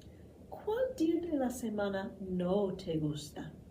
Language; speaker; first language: Spanish; non-native, fluent; English